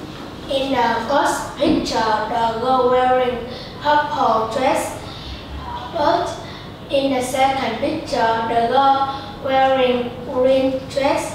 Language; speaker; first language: English; non-native, learner; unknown